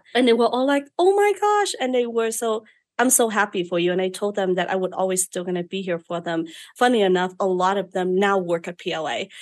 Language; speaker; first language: English; non-native, fluent; Vietnamese